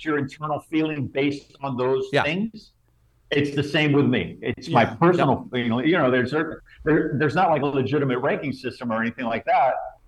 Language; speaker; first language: English; native; English